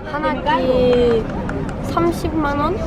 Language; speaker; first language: Korean; non-native, learner; German